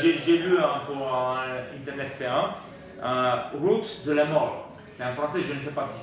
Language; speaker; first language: French; non-native, learner; Bulgarian